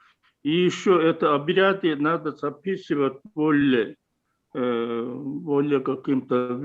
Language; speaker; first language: Russian; non-native, fluent; Mongolian